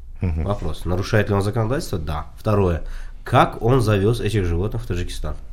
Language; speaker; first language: Russian; non-native, local second language; Tajik